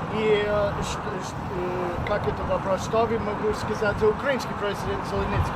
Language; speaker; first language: Russian; non-native, learner; English